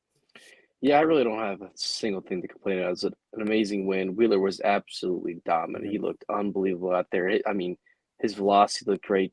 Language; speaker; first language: English; native; English